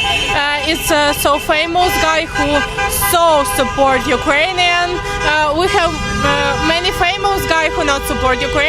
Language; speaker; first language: English; non-native, learner; Ukrainian